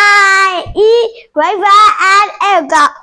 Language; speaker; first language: English; non-native, learner; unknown